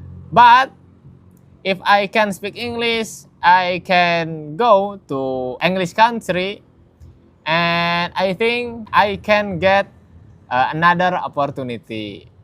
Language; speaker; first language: English; non-native, learner; Indonesian